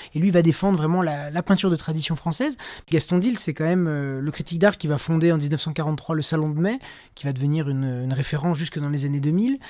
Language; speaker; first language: French; native; French